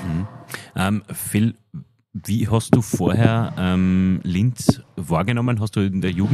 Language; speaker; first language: German; native; German